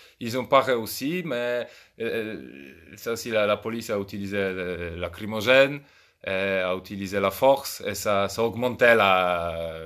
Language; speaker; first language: French; non-native, fluent; Polish